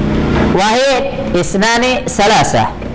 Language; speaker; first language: Arabic; non-native, fluent; Indonesian